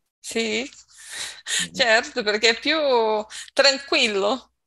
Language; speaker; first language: Italian; non-native, learner; Portuguese